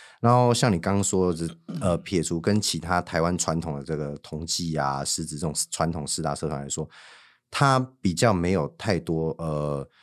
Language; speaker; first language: Chinese; native; Chinese